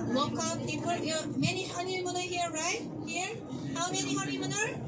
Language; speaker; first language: English; non-native, learner; Korean